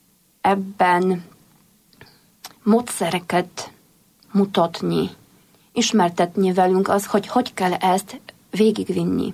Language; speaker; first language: Hungarian; non-native, fluent; Polish